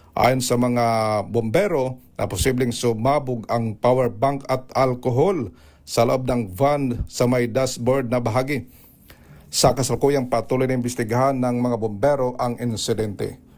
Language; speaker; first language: Filipino; non-native, local second language; Waray